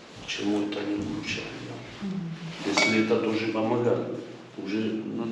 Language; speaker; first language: Russian; non-native, learner; Georgian